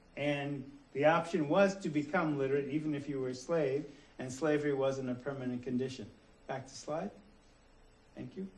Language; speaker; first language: English; native; English